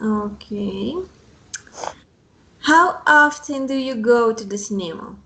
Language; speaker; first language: English; non-native, fluent; Spanish